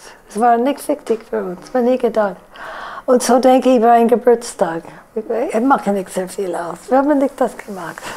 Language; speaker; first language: German; non-native, fluent; English